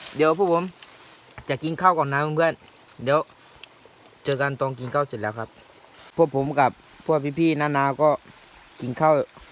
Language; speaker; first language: Thai; non-native, local second language; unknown